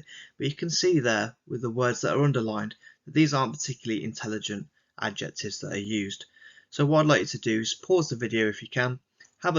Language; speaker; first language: English; native; English